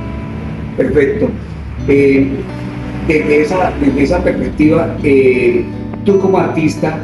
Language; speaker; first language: Spanish; native; Spanish